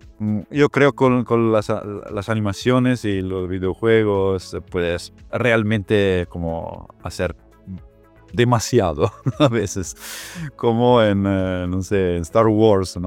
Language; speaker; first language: Spanish; non-native, fluent; Italian